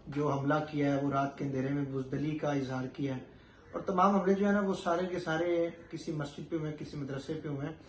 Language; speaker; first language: Urdu; native; Urdu